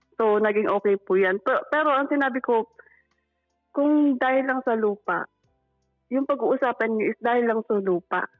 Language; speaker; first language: Filipino; non-native, local second language; Pangasinan